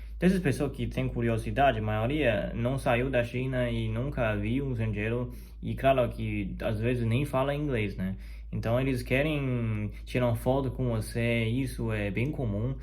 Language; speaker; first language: Portuguese; non-native, fluent; Chinese